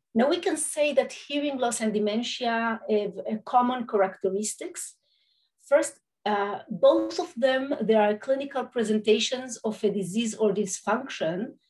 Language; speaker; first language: English; non-native, fluent; Hebrew